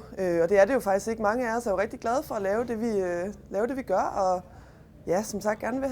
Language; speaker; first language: Danish; native; Danish